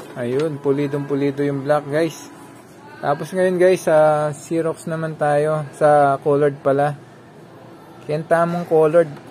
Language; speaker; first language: Filipino; non-native, local second language; Pampanga